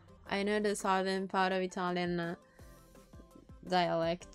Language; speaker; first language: English; non-native, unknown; Japanese